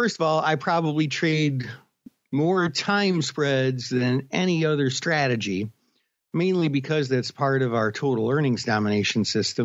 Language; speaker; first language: English; native; English